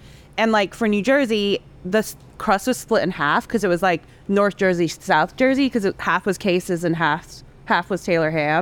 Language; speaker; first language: English; non-native, local second language; Cantonese